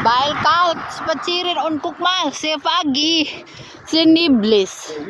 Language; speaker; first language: German; non-native, learner; Cebuano